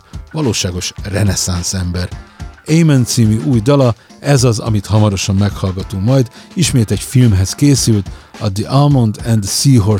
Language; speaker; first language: Hungarian; native; Hungarian